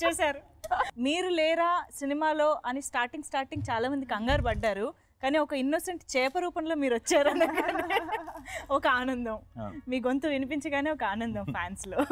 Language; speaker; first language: Telugu; native; Telugu